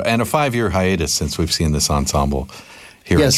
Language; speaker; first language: English; native; English